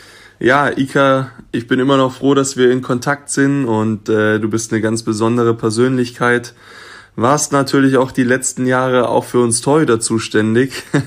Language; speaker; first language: German; native; German